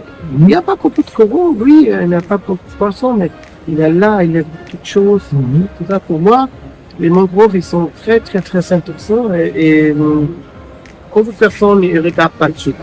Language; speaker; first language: French; non-native, learner; German